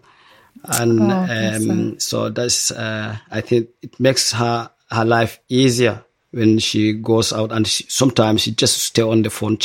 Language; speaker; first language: English; non-native, local second language; Hausa